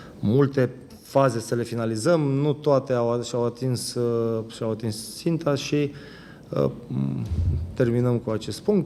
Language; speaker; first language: Romanian; native; Romanian